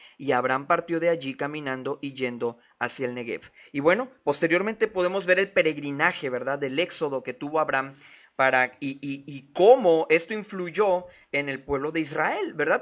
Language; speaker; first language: Spanish; native; Spanish